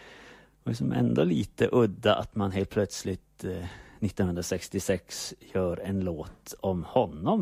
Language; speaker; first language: Swedish; native; Swedish